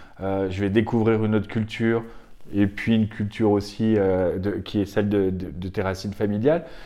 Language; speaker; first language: French; native; French